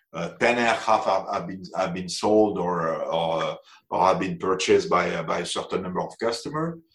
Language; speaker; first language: English; non-native, fluent; French